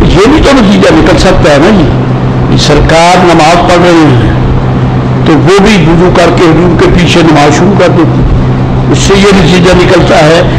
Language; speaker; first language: Urdu; non-native, local second language; Punjabi